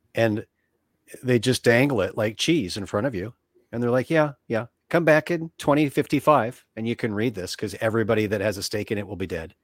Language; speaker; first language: English; native; English